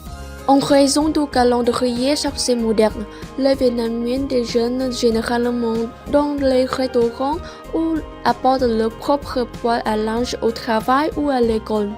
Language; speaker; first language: French; non-native, learner; Vietnamese